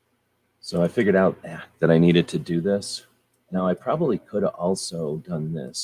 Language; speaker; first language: English; native; English